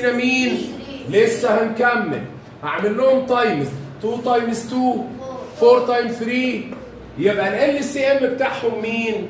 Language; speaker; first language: Arabic; native; Arabic